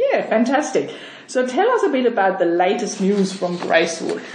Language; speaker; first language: English; non-native, fluent; German